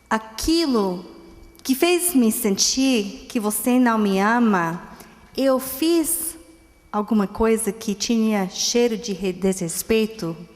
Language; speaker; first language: Portuguese; non-native, fluent; English